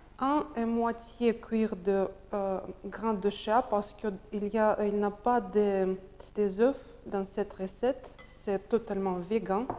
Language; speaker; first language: French; non-native, learner; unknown